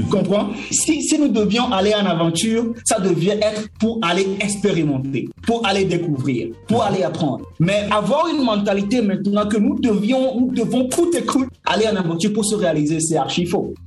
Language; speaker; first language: French; non-native, local second language; Ewe